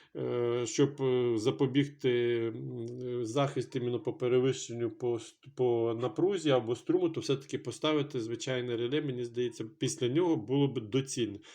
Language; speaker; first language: Ukrainian; non-native, local second language; Russian